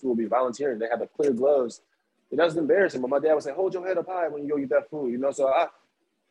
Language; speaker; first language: English; native; English